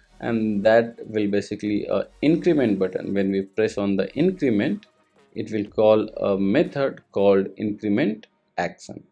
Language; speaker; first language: English; non-native, local second language; Hindi